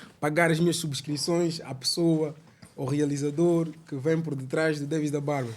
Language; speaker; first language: Portuguese; early bilingual, other home language; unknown